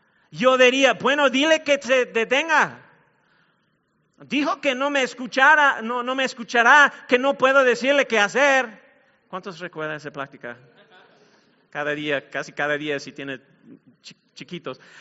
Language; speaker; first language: Spanish; non-native, fluent; English